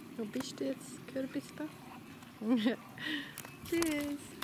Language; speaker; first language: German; non-native, learner; Swedish